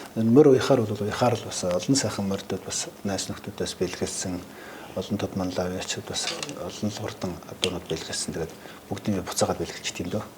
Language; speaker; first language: Mongolian; native; Mongolian